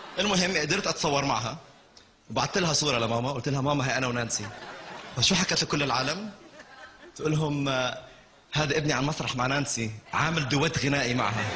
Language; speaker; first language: Arabic; non-native, local second language; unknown